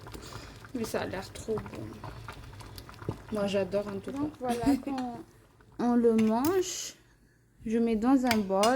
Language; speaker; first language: French; non-native, local second language; Malagasy